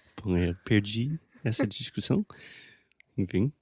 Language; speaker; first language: Portuguese; non-native, fluent; English